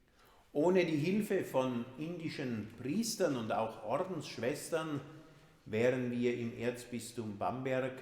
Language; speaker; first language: German; native; German